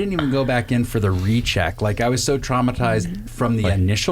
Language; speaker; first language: English; native; English